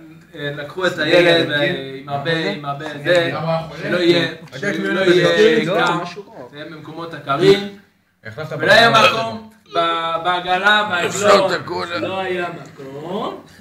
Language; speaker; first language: Hebrew; non-native, fluent; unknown